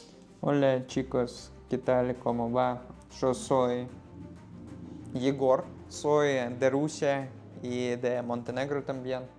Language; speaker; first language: Spanish; non-native, learner; Russian